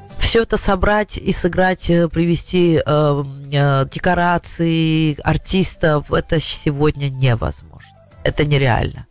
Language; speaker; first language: Russian; non-native, local second language; Georgian